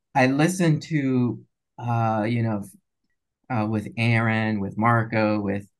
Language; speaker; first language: English; native; English